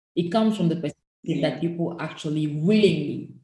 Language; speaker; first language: English; non-native, fluent; French